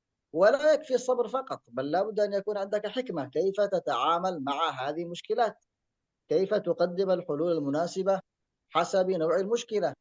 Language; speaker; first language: Arabic; native; Arabic